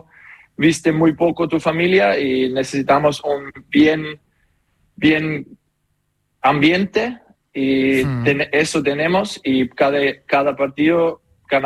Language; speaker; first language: Spanish; non-native, learner; German